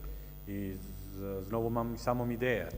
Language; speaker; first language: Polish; non-native, learner; Serbian